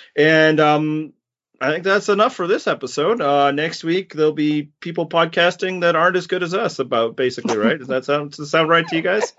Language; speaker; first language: English; native; English